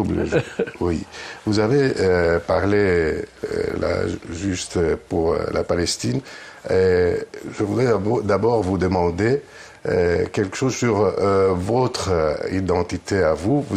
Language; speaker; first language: French; non-native, fluent; Greek